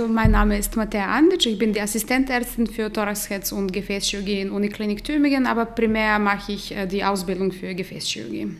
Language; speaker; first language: German; non-native, fluent; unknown